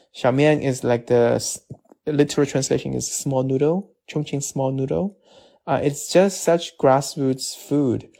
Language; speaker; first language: English; non-native, fluent; Chinese